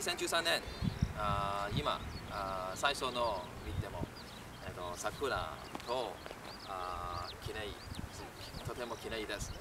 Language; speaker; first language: Japanese; non-native, learner; Chinese